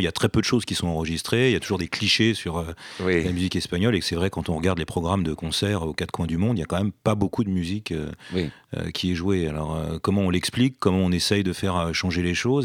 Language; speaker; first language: French; native; French